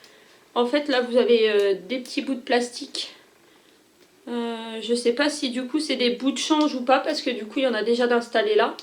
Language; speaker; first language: French; native; French